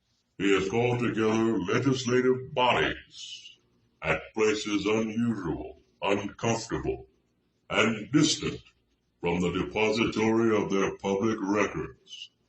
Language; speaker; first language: English; native; English